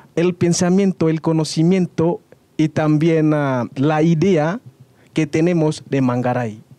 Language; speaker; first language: Spanish; non-native, fluent; Indonesian